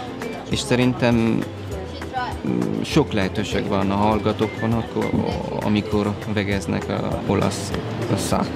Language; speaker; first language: Hungarian; non-native, learner; Italian